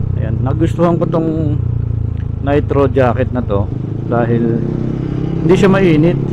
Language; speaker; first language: Filipino; native; Filipino